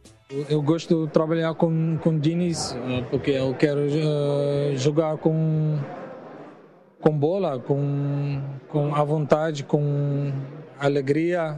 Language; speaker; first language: Portuguese; non-native, learner; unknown